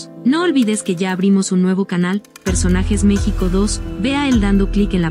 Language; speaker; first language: Spanish; native; Spanish